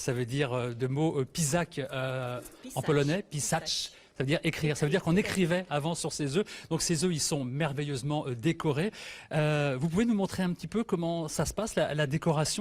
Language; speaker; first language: French; native; French